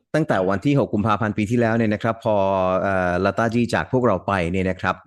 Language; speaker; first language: Thai; early bilingual, other home language; Hindi